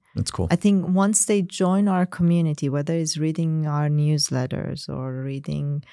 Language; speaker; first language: English; non-native, fluent; Persian